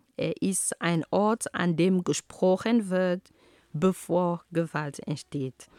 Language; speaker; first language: German; non-native, fluent; Ghomala